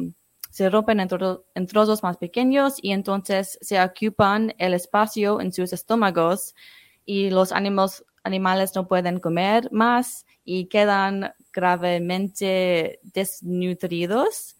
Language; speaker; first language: Spanish; non-native, fluent; English